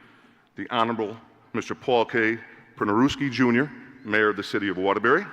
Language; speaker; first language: English; native; English